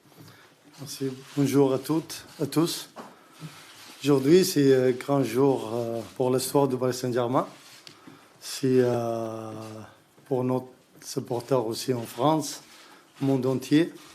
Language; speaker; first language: French; non-native, learner; Arabic